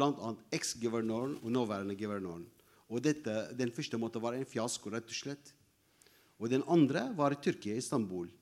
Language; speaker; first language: Norwegian; non-native, fluent; Arabic